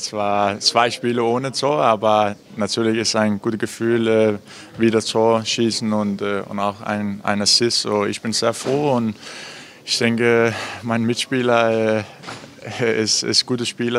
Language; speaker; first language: German; non-native, learner; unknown